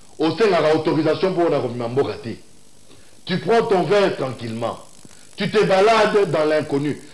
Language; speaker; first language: French; non-native, local second language; Luba-Lulua